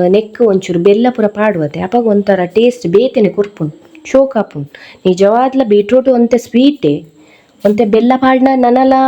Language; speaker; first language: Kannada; non-native, local second language; Tulu